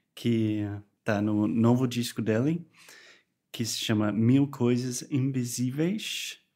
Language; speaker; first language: Portuguese; non-native, fluent; English